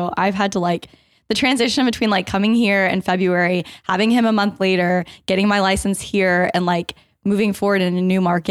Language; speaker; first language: English; native; English